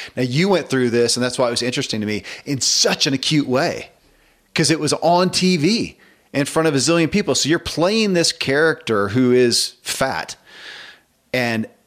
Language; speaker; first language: English; native; English